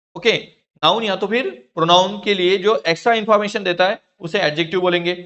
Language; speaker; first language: Hindi; non-native, local second language; Marathi